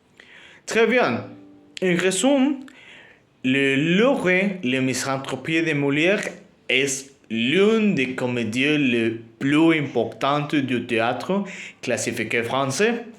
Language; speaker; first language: French; non-native, learner; Spanish